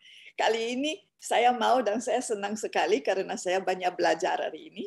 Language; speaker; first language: Indonesian; non-native, fluent; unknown